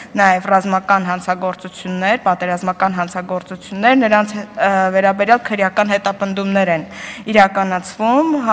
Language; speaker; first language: Armenian; native; Armenian